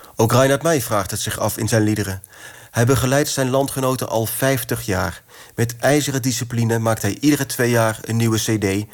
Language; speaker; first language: Dutch; native; Dutch